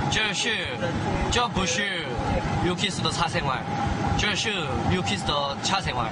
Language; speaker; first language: Chinese; non-native, learner; Korean